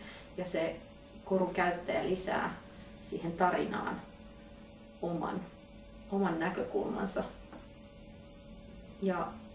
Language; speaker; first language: Finnish; native; Finnish